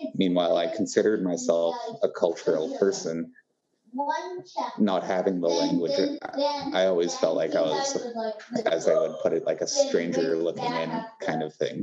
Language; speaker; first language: English; native; English